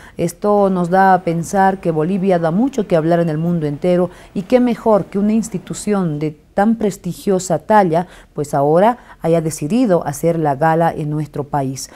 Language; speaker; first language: Spanish; native; Spanish